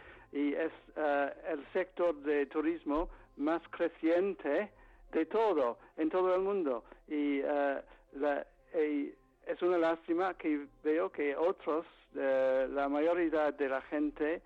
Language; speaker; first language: Spanish; non-native, fluent; English